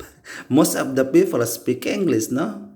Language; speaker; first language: English; non-native, learner; Indonesian